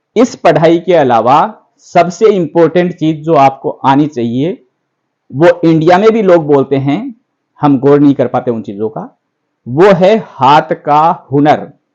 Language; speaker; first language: Hindi; native; Hindi